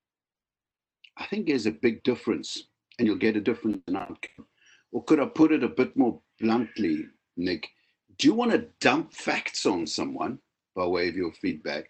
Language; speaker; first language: English; native; English